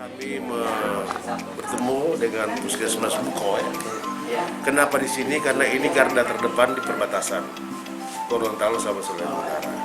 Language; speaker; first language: Indonesian; native; Indonesian